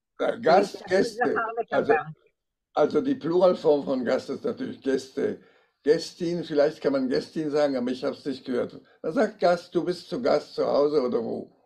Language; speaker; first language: German; non-native, fluent; Hebrew